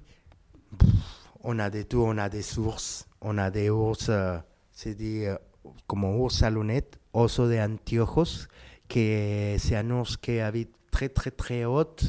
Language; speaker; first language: French; non-native, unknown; Spanish